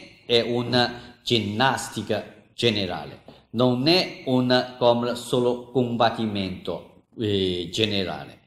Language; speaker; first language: Italian; non-native, learner; Chinese